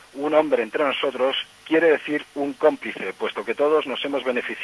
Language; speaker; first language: Spanish; non-native, local second language; Catalan